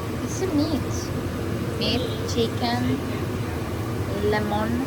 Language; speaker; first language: English; non-native, learner; Persian